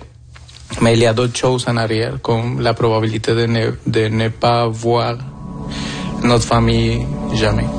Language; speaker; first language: French; non-native, fluent; Spanish